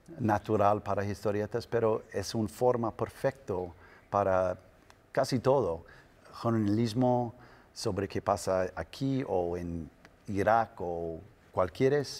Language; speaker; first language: Spanish; non-native, learner; English